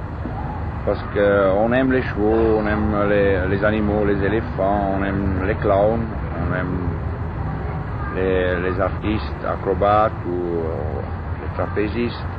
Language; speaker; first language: French; non-native, fluent; German